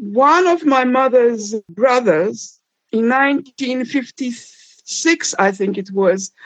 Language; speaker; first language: English; non-native, fluent; German